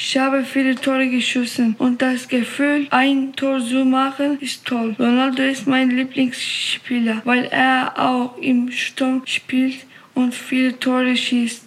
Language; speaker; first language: German; non-native, learner; Turkish